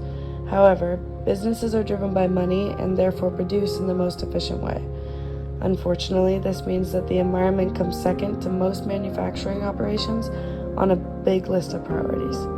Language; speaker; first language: English; native; English